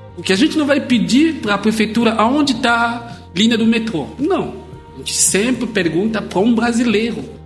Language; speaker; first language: Portuguese; non-native, fluent; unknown